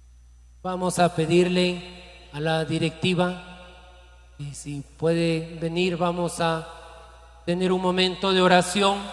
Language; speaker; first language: Spanish; native; Spanish